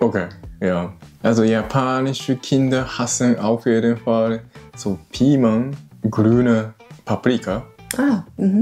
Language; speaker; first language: German; non-native, learner; Japanese